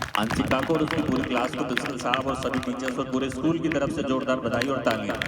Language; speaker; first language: Hindi; native; Hindi